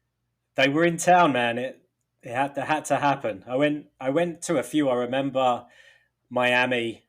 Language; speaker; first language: English; native; English